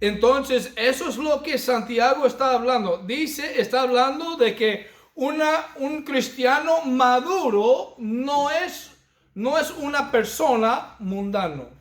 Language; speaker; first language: Spanish; non-native, fluent; English